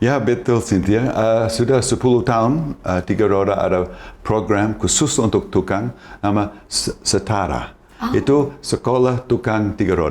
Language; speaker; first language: Indonesian; non-native, fluent; English